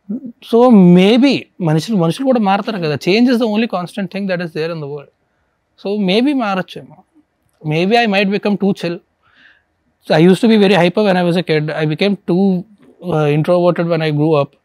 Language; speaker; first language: Telugu; native; Telugu